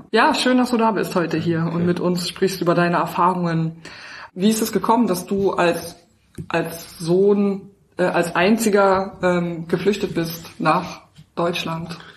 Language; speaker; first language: German; native; German